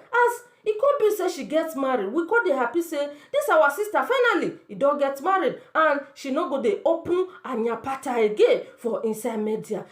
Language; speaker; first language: Nigerian Pidgin; native; Nigerian Pidgin